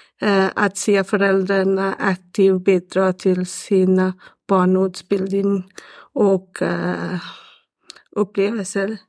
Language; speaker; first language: Swedish; non-native, learner; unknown